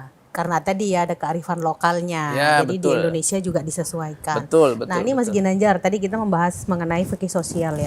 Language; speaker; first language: Indonesian; native; Indonesian